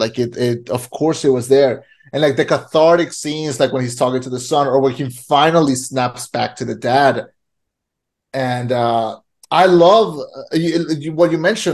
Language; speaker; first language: English; non-native, fluent; Spanish